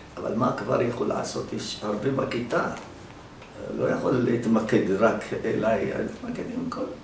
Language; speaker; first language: Hebrew; early bilingual, other home language; Arabic